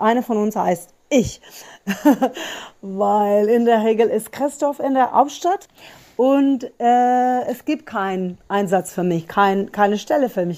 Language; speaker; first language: German; non-native, fluent; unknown